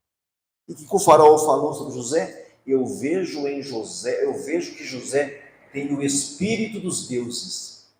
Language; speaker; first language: Portuguese; native; Portuguese